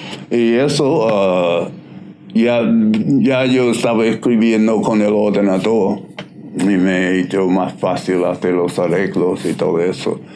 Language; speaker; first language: Spanish; non-native, learner; English